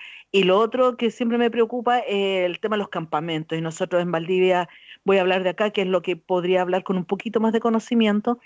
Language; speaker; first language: Spanish; native; Spanish